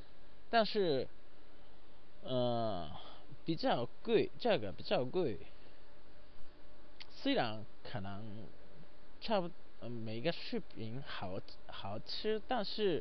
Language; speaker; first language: Chinese; non-native, learner; Japanese